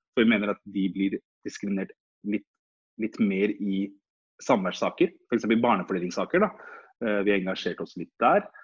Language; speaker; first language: Norwegian; early bilingual, other home language; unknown